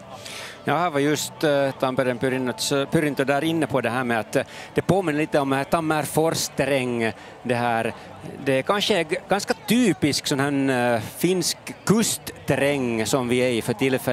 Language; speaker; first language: Swedish; native; Swedish